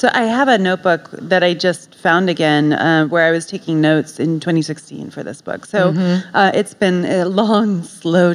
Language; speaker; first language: English; native; English